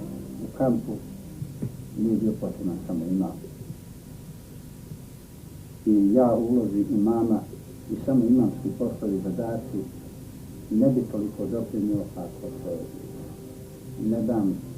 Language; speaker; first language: Bosnian; native; Bosnian